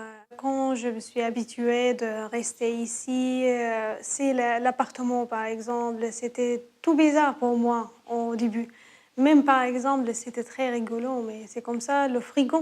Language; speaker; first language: French; non-native, learner; Arabic